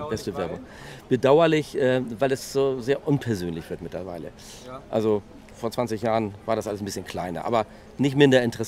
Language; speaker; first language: German; native; German